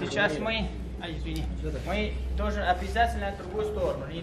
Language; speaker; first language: Russian; non-native, learner; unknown